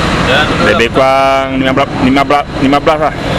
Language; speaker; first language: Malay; non-native, local second language; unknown